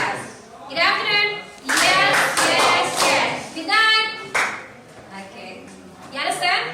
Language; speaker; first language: English; non-native, learner; Indonesian